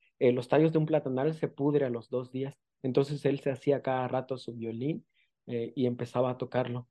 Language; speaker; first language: Spanish; non-native, local second language; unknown